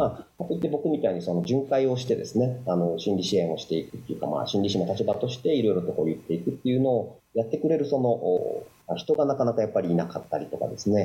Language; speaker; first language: Japanese; native; Japanese